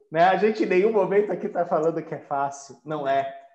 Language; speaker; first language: Portuguese; non-native, local second language; German